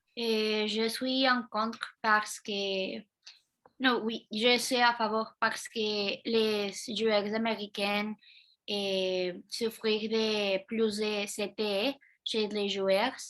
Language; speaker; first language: French; non-native, learner; Spanish